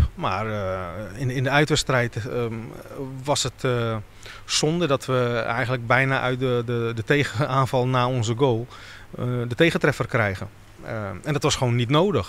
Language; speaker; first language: Dutch; native; Dutch